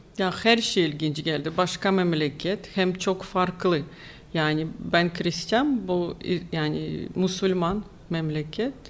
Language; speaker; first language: Turkish; non-native, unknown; Ukrainian